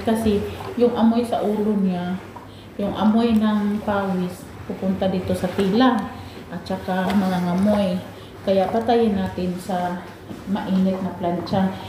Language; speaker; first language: Filipino; non-native, local second language; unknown